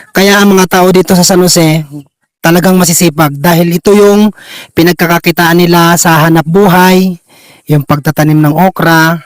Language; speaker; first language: Filipino; native; Filipino